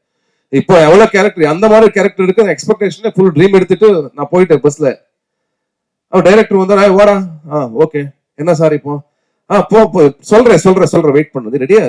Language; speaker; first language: Tamil; non-native, learner; Kannada